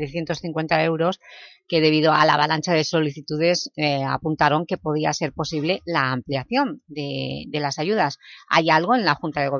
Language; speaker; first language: Spanish; native; Spanish